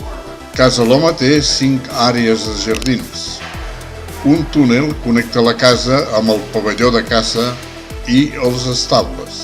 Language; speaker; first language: Catalan; native; Catalan